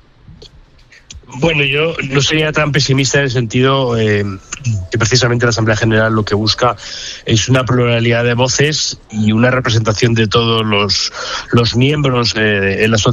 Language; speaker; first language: Spanish; native; Spanish